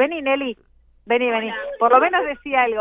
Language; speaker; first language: Spanish; native; Spanish